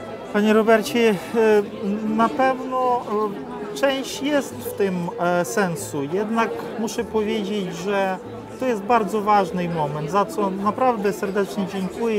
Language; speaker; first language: Polish; non-native, fluent; Ukrainian